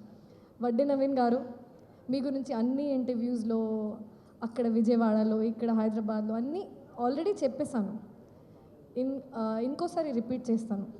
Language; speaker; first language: Telugu; non-native, local second language; Hindi